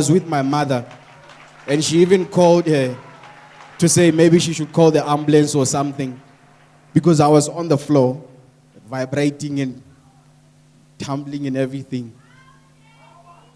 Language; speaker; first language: English; non-native, local second language; Tswana